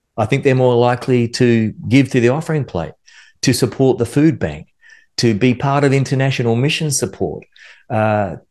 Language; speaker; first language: English; native; English